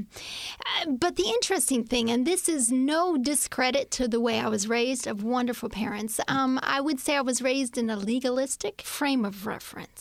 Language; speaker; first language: English; native; English